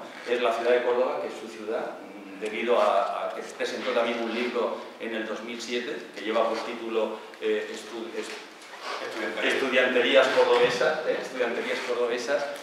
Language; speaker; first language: Spanish; native; Spanish